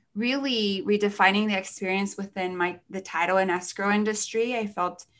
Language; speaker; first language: English; early bilingual, other home language; Spanish